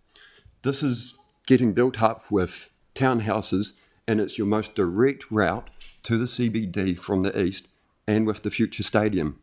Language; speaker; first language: English; native; English